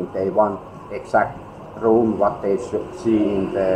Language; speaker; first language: English; non-native, learner; Finnish